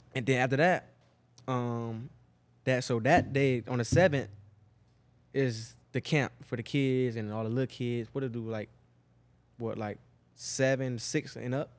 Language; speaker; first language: English; native; English